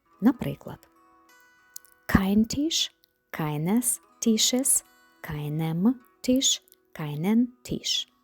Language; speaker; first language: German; non-native, fluent; Ukrainian